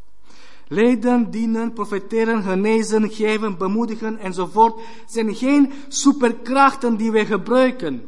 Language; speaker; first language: Dutch; non-native, fluent; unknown